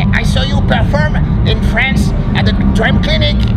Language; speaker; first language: English; non-native, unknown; French